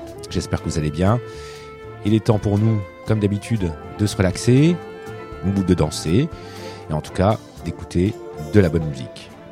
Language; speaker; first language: French; native; French